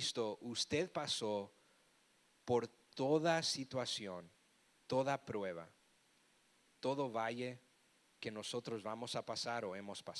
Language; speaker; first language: Spanish; early bilingual, heritage; Spanish